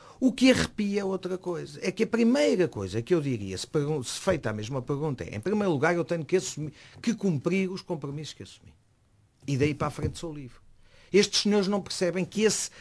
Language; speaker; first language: Portuguese; native; Portuguese